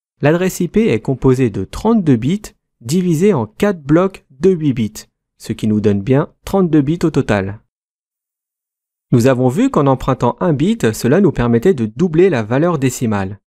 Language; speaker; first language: French; native; French